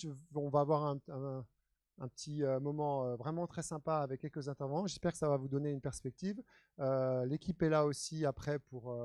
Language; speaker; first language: French; native; French